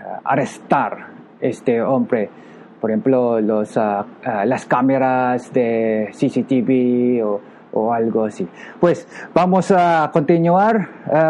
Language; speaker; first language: Spanish; non-native, learner; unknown